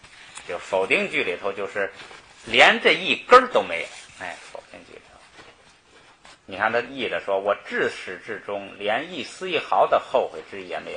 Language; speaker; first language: Chinese; native; Chinese